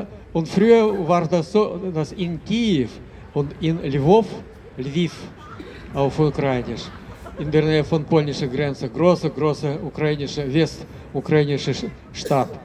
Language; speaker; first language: German; non-native, fluent; Russian